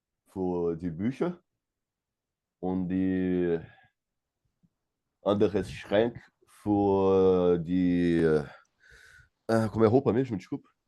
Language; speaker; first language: German; non-native, learner; Portuguese